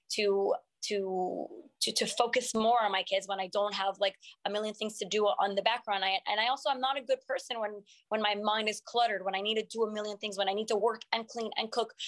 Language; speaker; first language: English; non-native, fluent; French